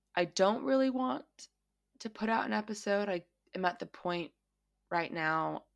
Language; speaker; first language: English; native; English